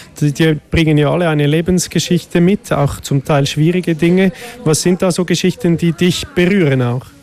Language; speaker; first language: German; native; German